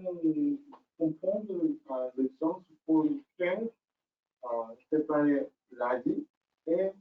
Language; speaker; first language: French; non-native, learner; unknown